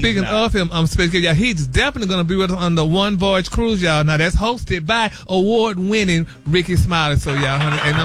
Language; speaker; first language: English; native; English